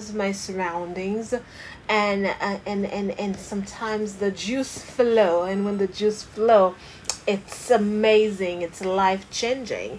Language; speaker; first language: English; non-native, fluent; Haitian Creole